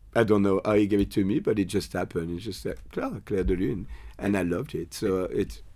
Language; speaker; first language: English; non-native, fluent; French